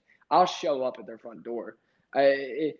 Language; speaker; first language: English; native; English